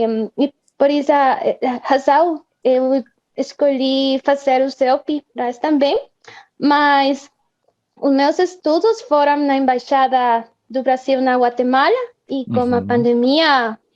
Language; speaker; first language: Portuguese; non-native, fluent; Spanish